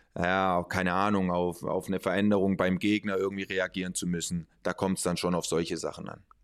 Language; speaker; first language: German; early bilingual, other home language; Spanish